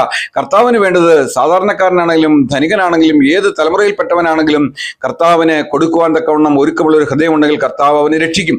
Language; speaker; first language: Malayalam; native; Malayalam